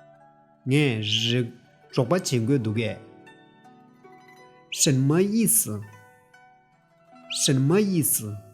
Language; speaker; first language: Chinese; non-native, fluent; Tibetan